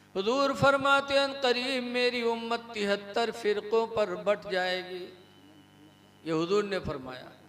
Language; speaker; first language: Hindi; native; Hindi